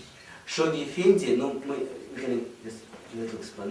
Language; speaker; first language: Russian; native; Russian